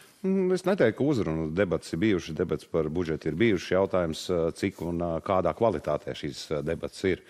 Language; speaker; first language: Latvian; native; Latvian